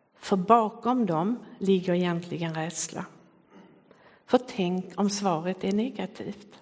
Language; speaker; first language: Swedish; native; Swedish